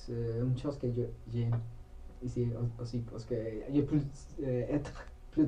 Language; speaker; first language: French; non-native, learner; Spanish